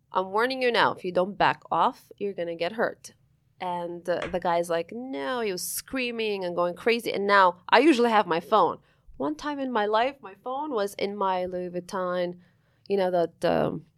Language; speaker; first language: English; early bilingual, other home language; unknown